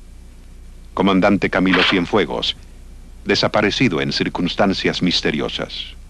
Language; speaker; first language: Spanish; native; Spanish